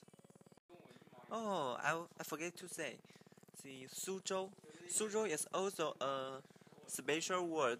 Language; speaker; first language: English; non-native, learner; Chinese